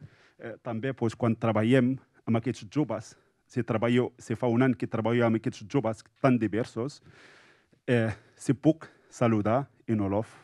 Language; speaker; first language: Catalan; non-native, local second language; Spanish